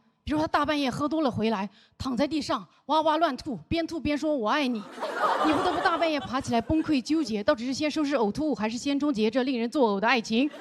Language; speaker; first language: Chinese; native; Chinese